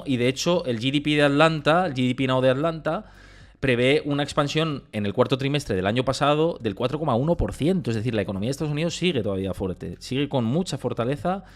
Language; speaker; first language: Spanish; native; Spanish